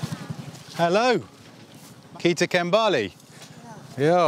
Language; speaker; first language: Indonesian; non-native, learner; English